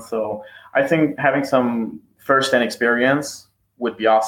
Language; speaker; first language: English; non-native, fluent; Persian